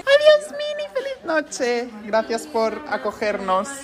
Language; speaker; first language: Spanish; native; Spanish